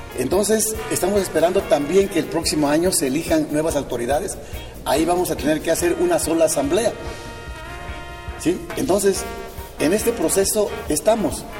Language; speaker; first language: Spanish; non-native, local second language; Zapotec